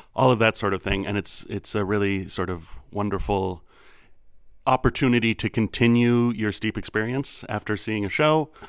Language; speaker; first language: English; native; English